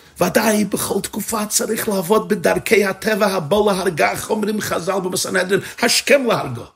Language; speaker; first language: Hebrew; non-native, fluent; English